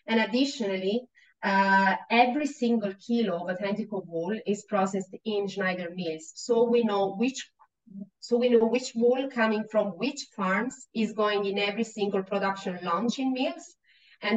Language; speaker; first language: English; non-native, fluent; Italian